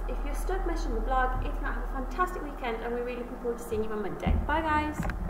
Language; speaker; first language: English; native; English